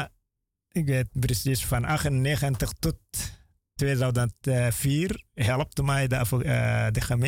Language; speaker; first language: Dutch; non-native, learner; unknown